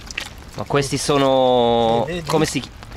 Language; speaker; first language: Italian; non-native, learner; English